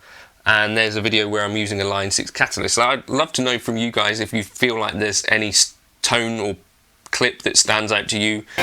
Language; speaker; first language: English; native; English